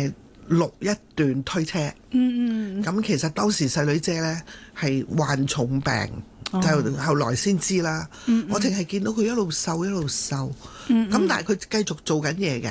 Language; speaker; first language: Cantonese; native; Cantonese